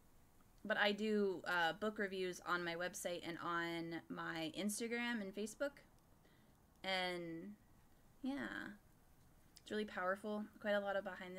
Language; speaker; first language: English; native; English